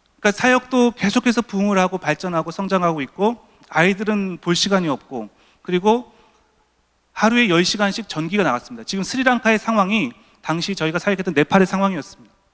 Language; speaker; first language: Korean; native; Korean